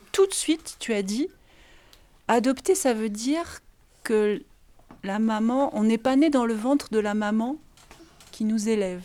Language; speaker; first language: French; native; French